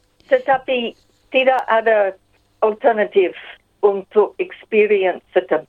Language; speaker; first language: Indonesian; non-native, fluent; English